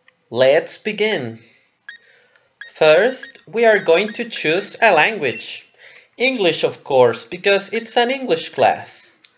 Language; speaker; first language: English; non-native, fluent; Spanish